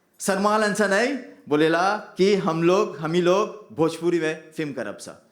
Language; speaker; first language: Bhojpuri; early bilingual, heritage; Bhojpuri